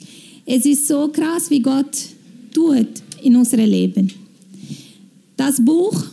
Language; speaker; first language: German; non-native, fluent; Portuguese